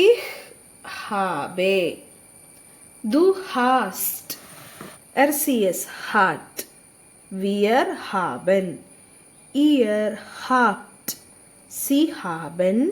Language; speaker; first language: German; non-native, fluent; Malayalam